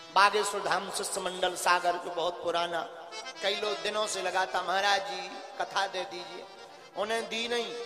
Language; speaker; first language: Hindi; native; Hindi